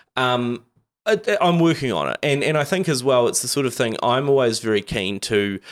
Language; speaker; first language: English; native; English